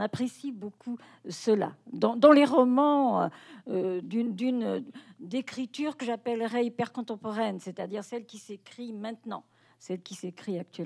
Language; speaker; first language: French; non-native, fluent; Portuguese